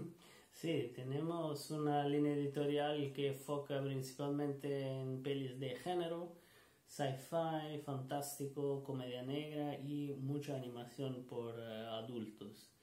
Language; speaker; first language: Spanish; non-native, learner; Portuguese